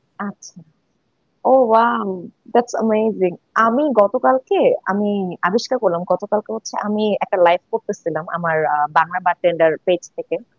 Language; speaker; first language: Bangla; non-native, local second language; Chakma